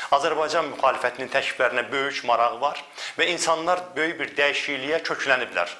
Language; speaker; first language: Azerbaijani; native; Azerbaijani